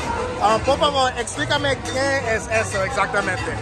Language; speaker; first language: Spanish; non-native, learner; English